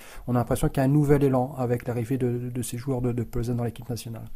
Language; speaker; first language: French; native; French